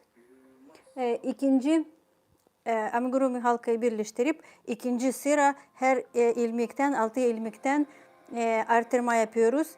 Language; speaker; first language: Turkish; non-native, fluent; Ukrainian